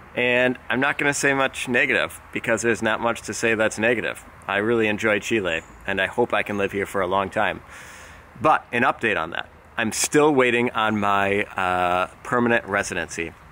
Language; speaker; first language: English; native; English